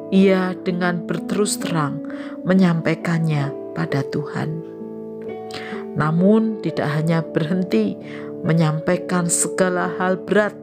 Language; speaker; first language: Indonesian; native; Indonesian